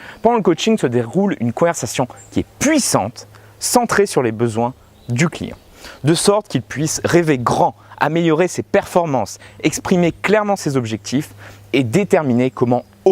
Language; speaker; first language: French; native; French